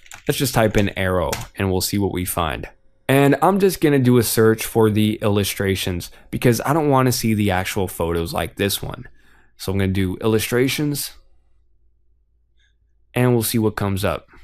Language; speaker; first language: English; native; English